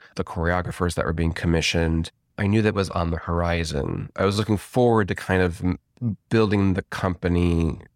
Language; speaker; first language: English; native; English